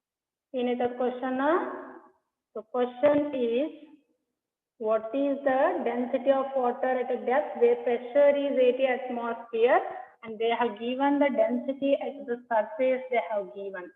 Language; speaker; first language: English; non-native, local second language; Kannada